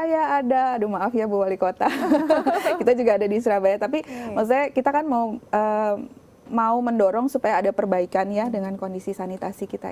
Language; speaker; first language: Indonesian; native; Indonesian